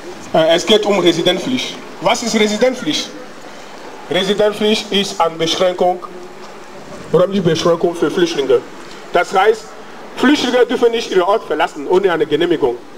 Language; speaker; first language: German; non-native, fluent; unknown